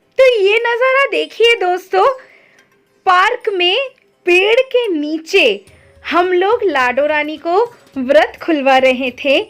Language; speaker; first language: Hindi; non-native, local second language; Bangla